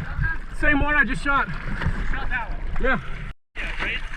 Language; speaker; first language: English; native; English